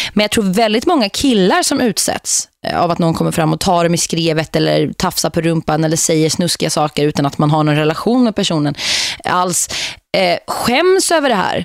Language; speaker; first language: Swedish; native; Swedish